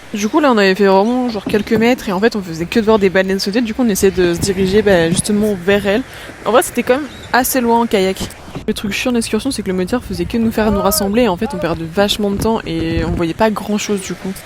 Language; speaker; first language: French; native; French